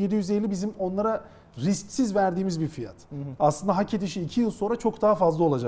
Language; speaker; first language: Turkish; native; Turkish